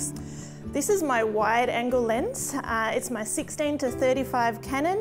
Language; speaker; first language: English; native; English